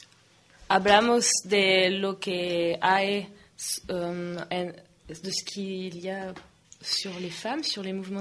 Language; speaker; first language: Spanish; non-native, learner; French